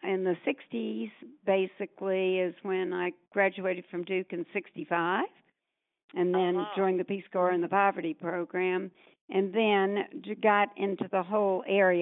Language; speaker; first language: English; native; English